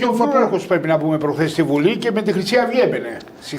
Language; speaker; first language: Greek; native; Greek